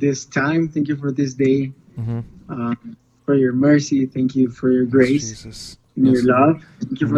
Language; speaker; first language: English; non-native, fluent; Spanish